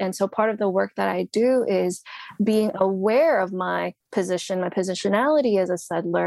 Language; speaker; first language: English; non-native, local second language; Cantonese